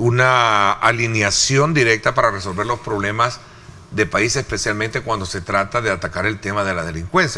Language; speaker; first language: Spanish; native; Spanish